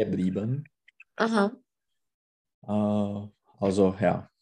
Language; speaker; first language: German; non-native, learner; Czech